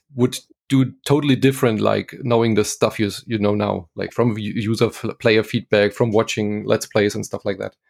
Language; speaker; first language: English; non-native, fluent; German